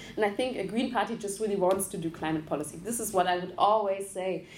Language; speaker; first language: English; non-native, fluent; German